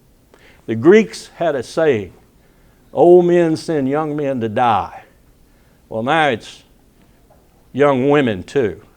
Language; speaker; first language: English; native; English